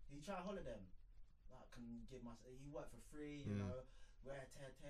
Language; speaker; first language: English; native; English